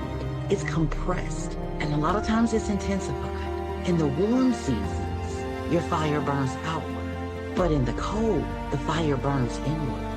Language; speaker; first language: English; native; English